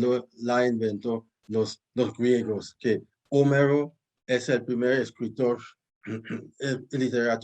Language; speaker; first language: Spanish; non-native, fluent; English